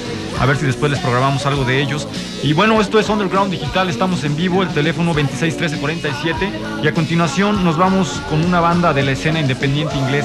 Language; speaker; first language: Spanish; native; Spanish